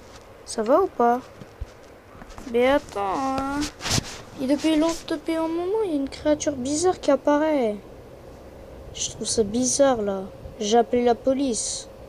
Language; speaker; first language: French; native; French